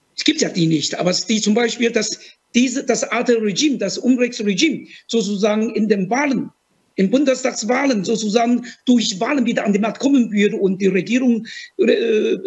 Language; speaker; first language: German; non-native, fluent; Chinese